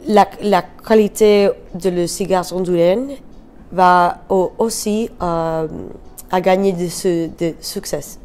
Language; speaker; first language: French; non-native, learner; Spanish